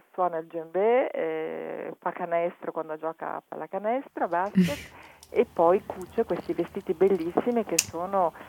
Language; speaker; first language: Italian; native; Italian